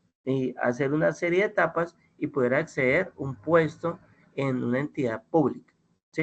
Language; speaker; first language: Spanish; native; Spanish